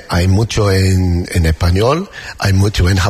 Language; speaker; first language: Spanish; non-native, learner; English